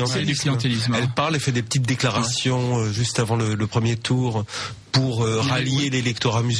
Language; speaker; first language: French; native; French